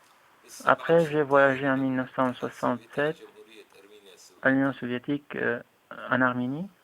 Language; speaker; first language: French; non-native, fluent; Arabic